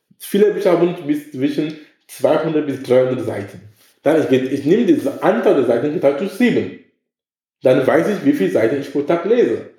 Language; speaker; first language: German; non-native, fluent; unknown